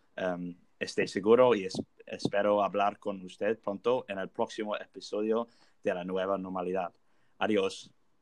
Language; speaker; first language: Spanish; non-native, learner; English